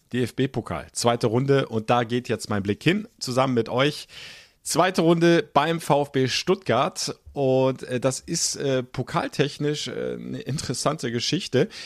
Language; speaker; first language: German; native; German